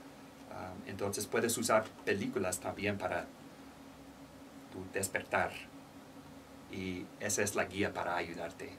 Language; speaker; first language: Spanish; non-native, learner; English